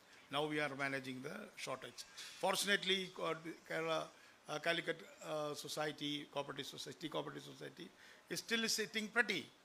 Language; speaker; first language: English; non-native, local second language; Malayalam